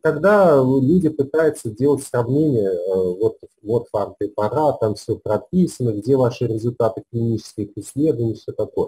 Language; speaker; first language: Russian; native; Russian